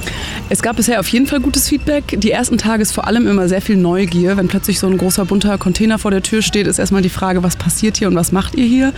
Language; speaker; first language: German; native; German